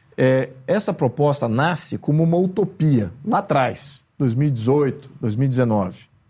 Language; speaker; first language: Portuguese; native; Portuguese